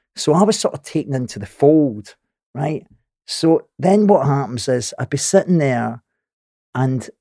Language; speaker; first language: English; native; English